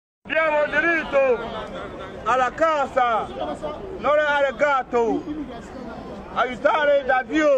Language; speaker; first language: Italian; non-native, learner; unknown